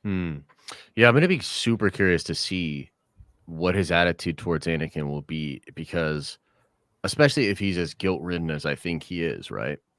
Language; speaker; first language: English; native; English